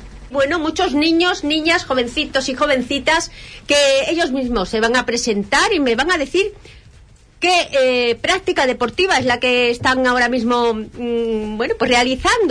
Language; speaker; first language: Spanish; native; Spanish